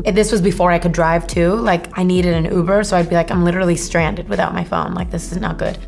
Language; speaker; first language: English; native; English